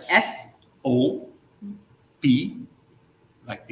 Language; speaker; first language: English; non-native, learner; Hungarian